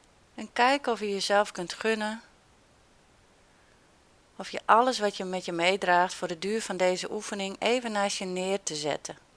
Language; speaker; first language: Dutch; native; Dutch